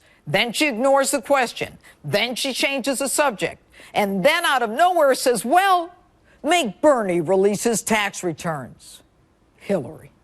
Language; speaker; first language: English; native; English